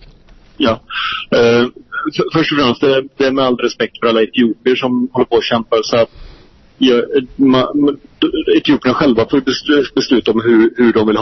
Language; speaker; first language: Swedish; native; Swedish